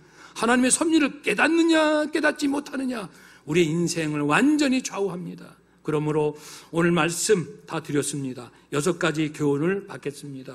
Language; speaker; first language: Korean; native; Korean